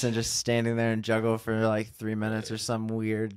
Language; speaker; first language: English; native; English